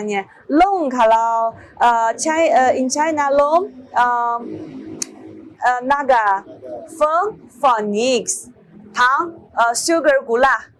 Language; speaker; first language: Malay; non-native, learner; Chinese